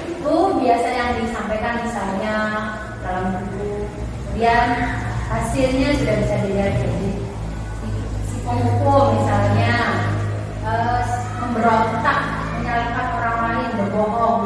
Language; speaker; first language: Indonesian; native; Indonesian